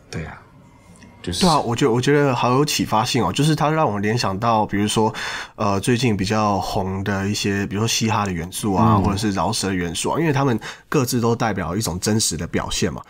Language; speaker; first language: Chinese; native; Chinese